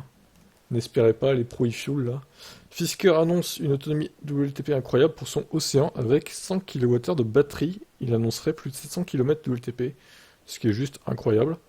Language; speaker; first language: French; native; French